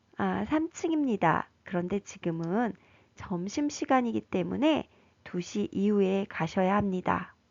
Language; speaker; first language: Korean; native; Korean